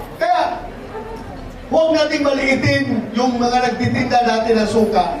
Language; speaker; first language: Filipino; non-native, local second language; Cebuano